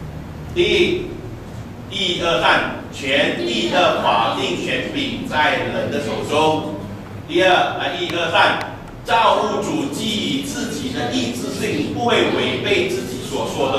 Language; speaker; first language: Chinese; native; Chinese